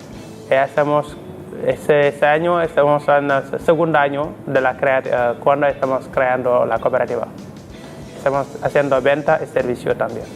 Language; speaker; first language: Spanish; non-native, fluent; Wolof